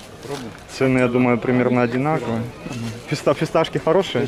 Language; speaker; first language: Russian; native; Russian